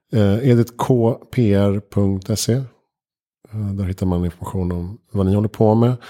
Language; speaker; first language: Swedish; native; Swedish